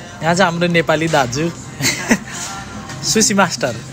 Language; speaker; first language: Nepali; native; Nepali